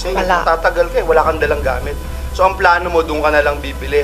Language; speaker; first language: Filipino; native; Filipino